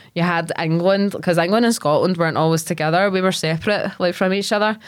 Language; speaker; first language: English; native; English